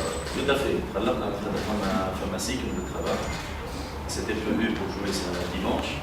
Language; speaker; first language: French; non-native, local second language; Arabic